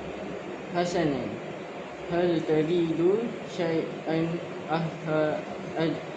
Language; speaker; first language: Arabic; non-native, learner; Malay